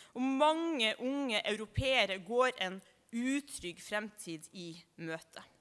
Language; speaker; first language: Norwegian; native; Norwegian